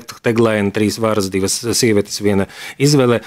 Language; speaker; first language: Russian; native; Russian